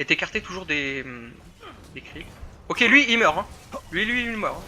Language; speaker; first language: French; native; French